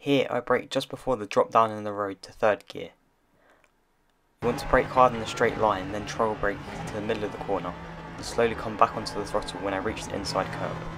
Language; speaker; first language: English; native; English